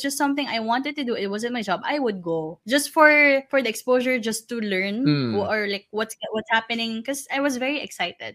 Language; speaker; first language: English; non-native, local second language; Filipino